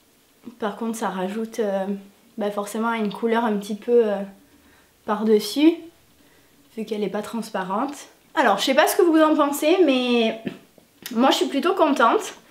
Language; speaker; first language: French; native; French